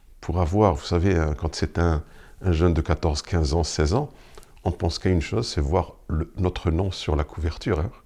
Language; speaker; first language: French; non-native, local second language; Arabic